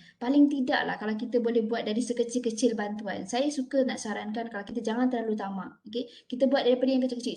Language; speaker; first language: Malay; native; Malay